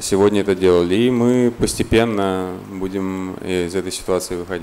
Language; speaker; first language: Russian; native; Russian